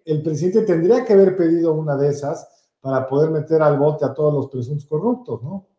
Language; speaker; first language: Spanish; native; Spanish